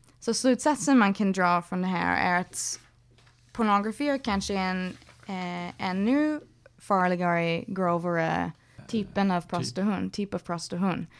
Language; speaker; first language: Swedish; non-native, fluent; English